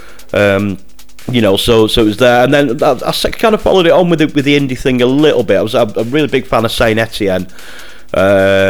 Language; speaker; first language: English; native; English